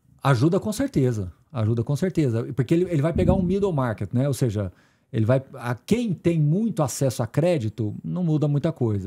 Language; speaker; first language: Portuguese; native; Portuguese